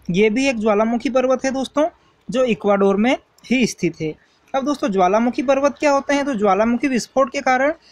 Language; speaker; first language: Hindi; native; Hindi